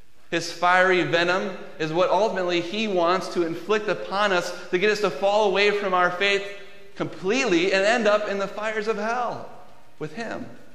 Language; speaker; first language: English; native; English